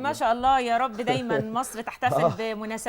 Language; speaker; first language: Arabic; native; Arabic